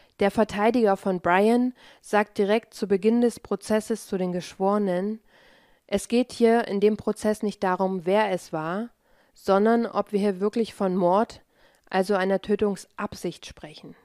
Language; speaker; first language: German; native; German